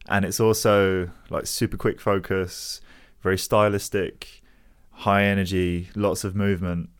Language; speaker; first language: English; native; English